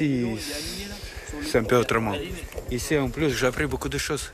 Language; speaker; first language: French; non-native, learner; Russian